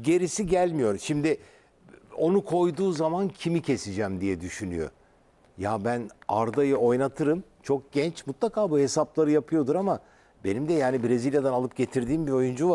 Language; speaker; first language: Turkish; native; Turkish